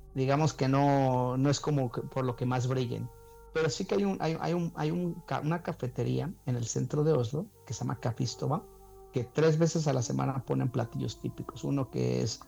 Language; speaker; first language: Spanish; native; Spanish